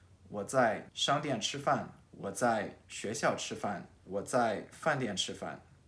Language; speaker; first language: Chinese; early bilingual, heritage; Chinese